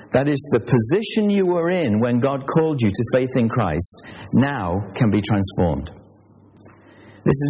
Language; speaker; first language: English; native; English